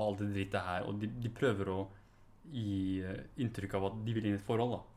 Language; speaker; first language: Norwegian; early bilingual, other home language; Arabic